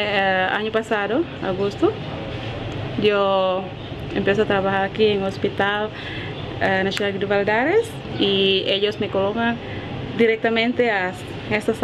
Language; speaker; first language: Spanish; non-native, learner; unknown